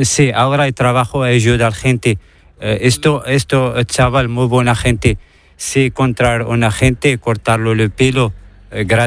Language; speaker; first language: Spanish; non-native, learner; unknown